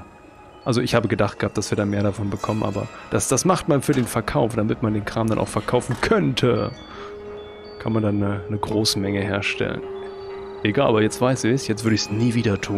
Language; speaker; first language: German; native; German